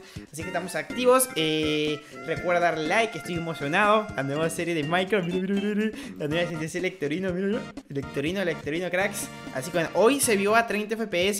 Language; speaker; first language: Spanish; native; Spanish